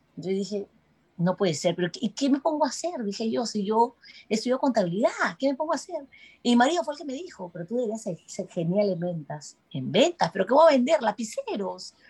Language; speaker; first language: Spanish; native; Spanish